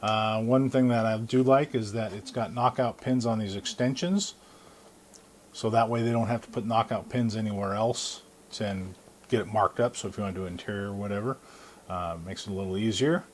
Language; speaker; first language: English; native; English